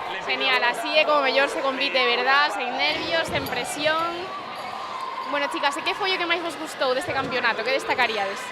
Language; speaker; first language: Galician; native; Galician